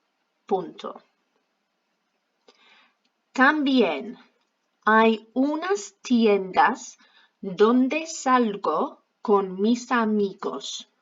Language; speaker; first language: Spanish; non-native, fluent; English